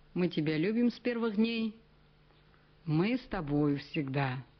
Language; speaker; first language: Russian; non-native, local second language; Kazakh